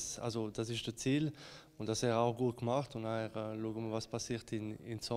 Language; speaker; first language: German; non-native, fluent; Italian